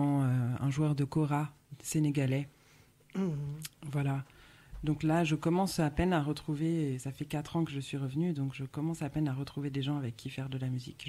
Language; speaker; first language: French; native; French